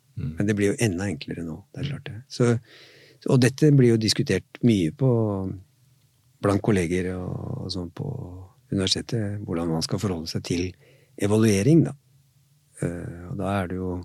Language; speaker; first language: Norwegian; native; Norwegian